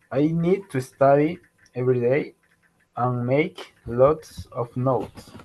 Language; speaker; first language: English; non-native, learner; Spanish